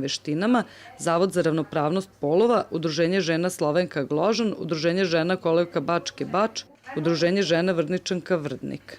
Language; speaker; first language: Serbian; native; Serbian